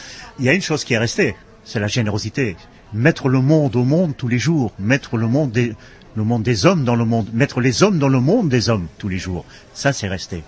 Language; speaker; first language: French; non-native, local second language; Dutch